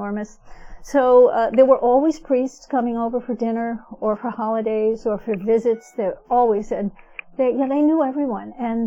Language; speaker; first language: English; native; English